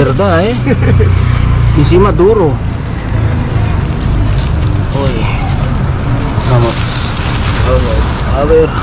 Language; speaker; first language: Spanish; non-native, learner; Filipino